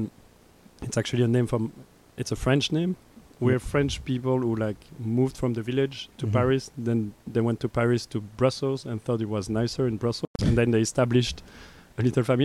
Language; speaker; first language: English; non-native, fluent; French